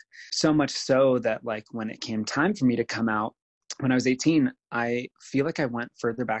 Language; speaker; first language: English; native; English